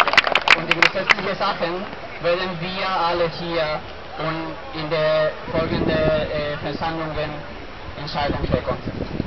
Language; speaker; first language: German; non-native, learner; Spanish